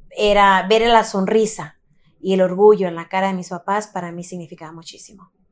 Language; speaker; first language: Spanish; early bilingual, heritage; Spanish